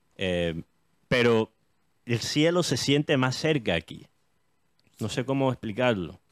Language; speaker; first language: Spanish; early bilingual, heritage; Spanish